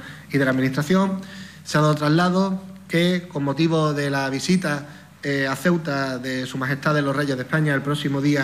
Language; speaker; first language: Spanish; native; Spanish